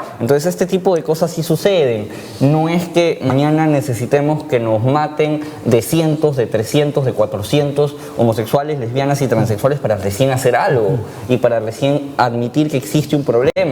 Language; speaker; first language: Spanish; native; Spanish